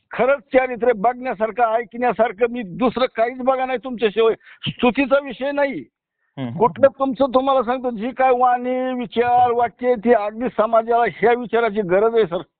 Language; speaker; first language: Marathi; native; Marathi